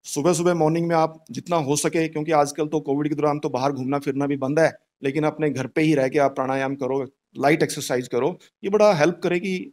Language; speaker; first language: Hindi; native; Hindi